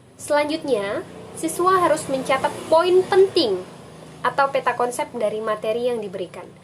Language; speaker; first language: Indonesian; native; Indonesian